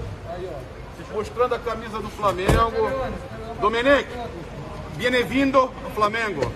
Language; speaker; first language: Portuguese; native; Portuguese